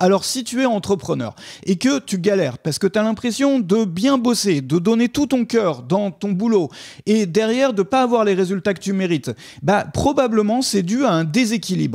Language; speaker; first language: French; native; French